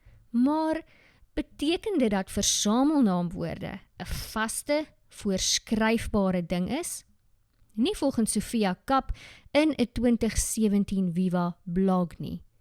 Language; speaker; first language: Afrikaans; native; Afrikaans